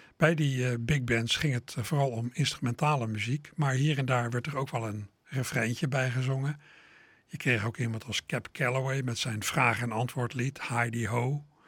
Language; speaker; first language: Dutch; native; Dutch